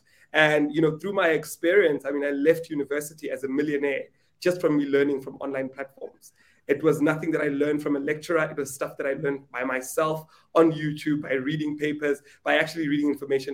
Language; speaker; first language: English; non-native, local second language; Venda